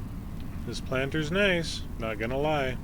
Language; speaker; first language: English; native; English